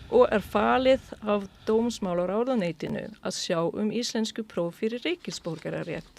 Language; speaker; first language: Icelandic; non-native, fluent; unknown